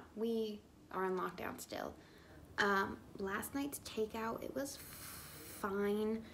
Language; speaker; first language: English; native; English